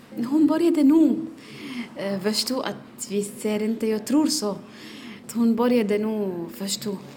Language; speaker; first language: Swedish; non-native, learner; Arabic